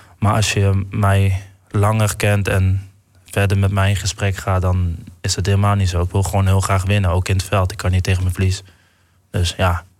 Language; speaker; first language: Dutch; native; Dutch